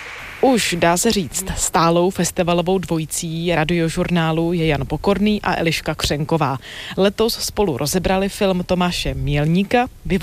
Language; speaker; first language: Czech; native; Czech